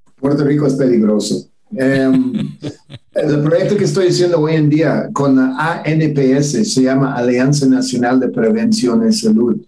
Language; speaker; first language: Spanish; non-native, fluent; English